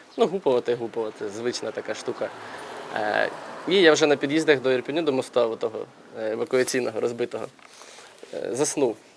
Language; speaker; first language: Ukrainian; native; Ukrainian